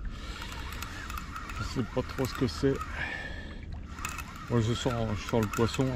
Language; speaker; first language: French; native; French